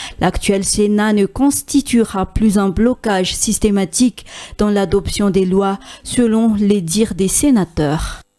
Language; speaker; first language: French; non-native, local second language; Malagasy